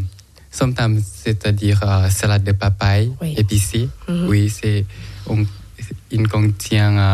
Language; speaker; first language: French; non-native, learner; Thai